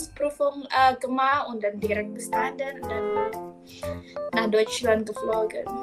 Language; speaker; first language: German; non-native, fluent; Indonesian